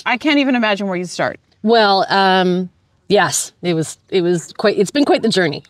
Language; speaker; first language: English; native; English